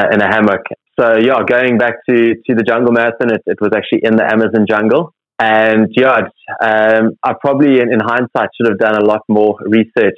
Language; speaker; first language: English; native; English